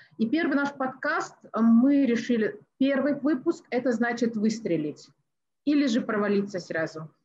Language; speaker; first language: Russian; non-native, local second language; Tajik